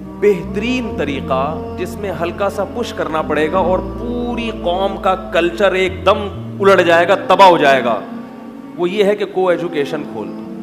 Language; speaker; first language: Urdu; native; Urdu